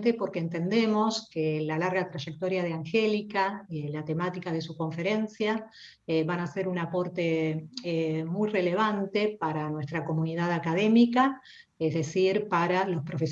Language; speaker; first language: Spanish; native; Spanish